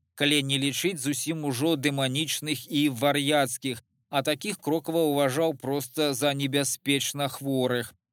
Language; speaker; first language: Belarusian; native; Belarusian